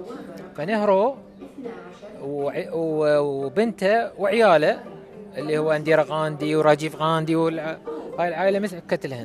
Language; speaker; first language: Arabic; native; Arabic